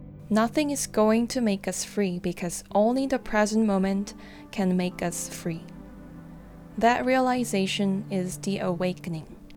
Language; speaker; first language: English; non-native, fluent; Korean